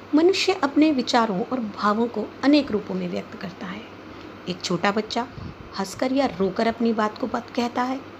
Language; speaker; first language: Hindi; native; Hindi